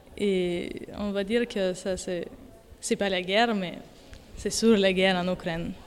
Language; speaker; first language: French; non-native, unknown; Ukrainian